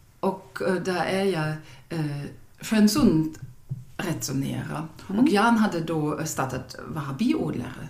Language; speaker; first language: Swedish; non-native, fluent; German